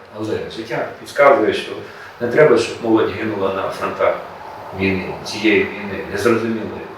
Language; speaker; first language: Ukrainian; native; Ukrainian